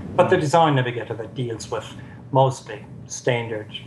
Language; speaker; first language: English; non-native, fluent; German